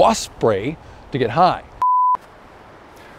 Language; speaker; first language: English; native; English